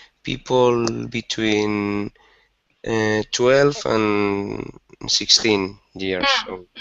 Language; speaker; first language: English; non-native, learner; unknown